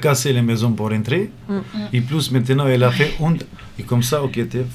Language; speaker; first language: French; non-native, learner; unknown